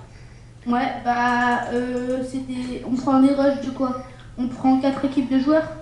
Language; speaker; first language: French; native; French